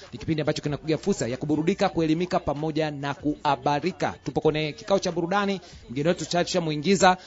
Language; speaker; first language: Swahili; non-native, local second language; Rundi